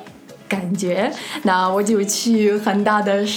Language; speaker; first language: Chinese; non-native, fluent; Russian